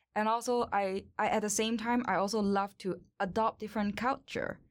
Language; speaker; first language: English; non-native, local second language; Cantonese